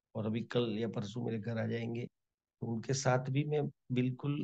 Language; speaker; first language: Hindi; non-native, local second language; Gujarati